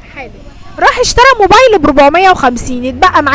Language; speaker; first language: Arabic; native; Arabic